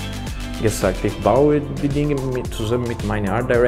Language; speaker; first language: German; non-native, fluent; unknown